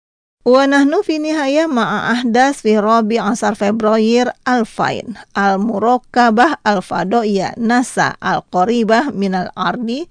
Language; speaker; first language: Arabic; non-native, fluent; Indonesian